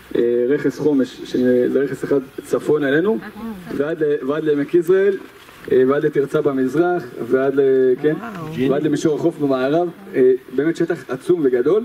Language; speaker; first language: Hebrew; native; Hebrew